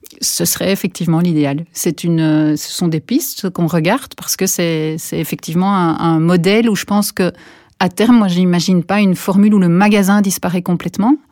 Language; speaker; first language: French; native; French